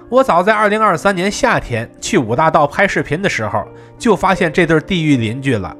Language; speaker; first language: Chinese; native; Chinese